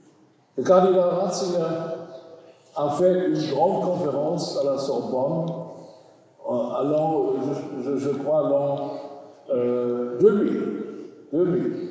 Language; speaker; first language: French; non-native, learner; German